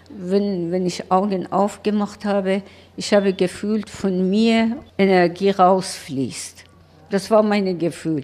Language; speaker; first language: German; non-native, learner; Persian